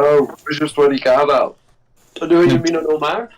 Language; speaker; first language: Welsh; non-native, local second language; English